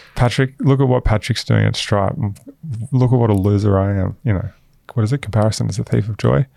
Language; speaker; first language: English; native; English